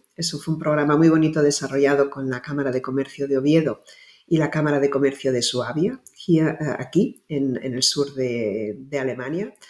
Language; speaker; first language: Spanish; native; Spanish